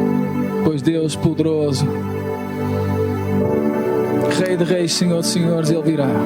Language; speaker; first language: Portuguese; native; Portuguese